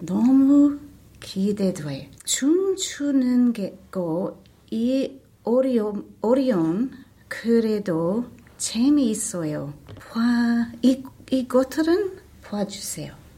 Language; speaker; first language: Korean; non-native, learner; English